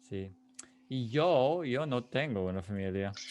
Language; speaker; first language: Spanish; non-native, fluent; English